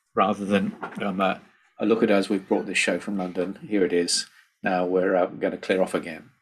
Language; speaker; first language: English; native; English